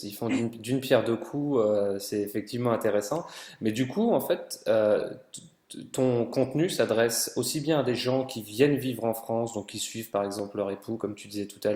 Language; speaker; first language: French; native; French